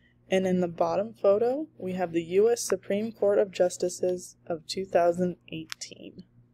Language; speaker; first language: English; native; English